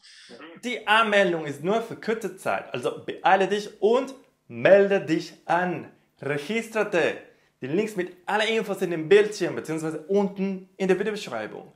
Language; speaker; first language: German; non-native, fluent; Spanish